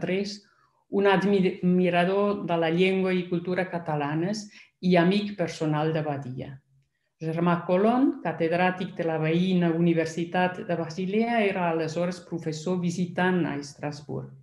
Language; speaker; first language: Catalan; non-native, fluent; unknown